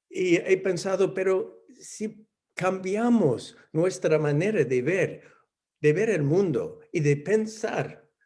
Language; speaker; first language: Spanish; non-native, fluent; English